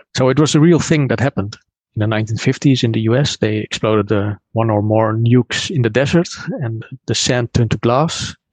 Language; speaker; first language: English; non-native, fluent; Dutch